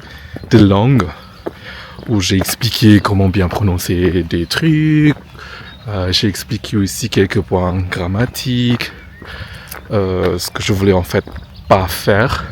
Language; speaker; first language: French; non-native, fluent; Indonesian